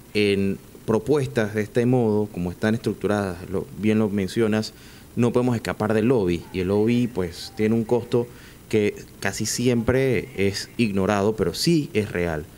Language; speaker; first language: Spanish; native; Spanish